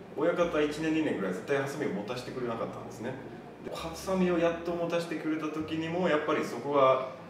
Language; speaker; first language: Japanese; non-native, fluent; Swedish